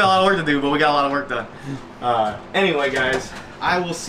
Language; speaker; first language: English; native; English